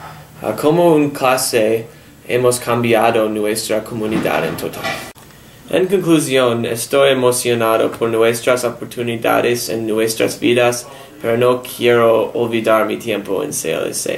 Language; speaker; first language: Spanish; non-native, learner; English